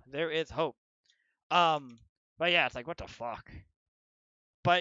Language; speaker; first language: English; native; English